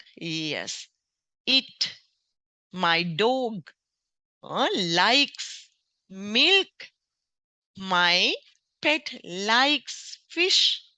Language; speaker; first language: English; non-native, local second language; Sinhala